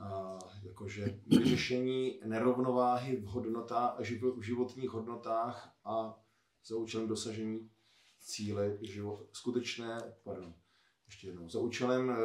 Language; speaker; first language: Czech; native; Czech